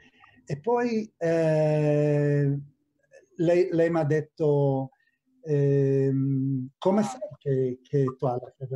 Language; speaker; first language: Italian; non-native, fluent; Hebrew